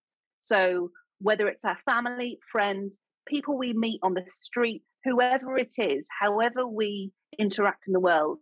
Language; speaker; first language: English; native; English